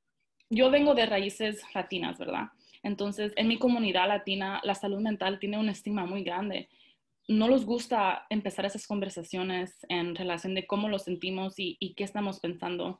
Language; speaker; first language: Spanish; early bilingual, heritage; Spanish